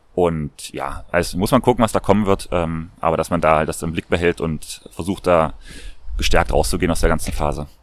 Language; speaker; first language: German; native; German